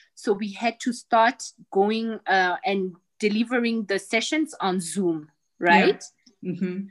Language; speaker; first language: English; non-native, fluent; Rundi